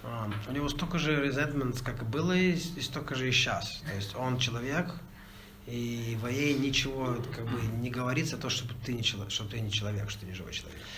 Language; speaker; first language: Russian; native; Russian